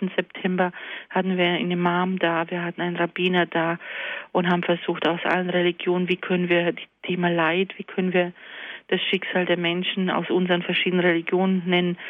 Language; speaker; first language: German; early bilingual, other home language; Croatian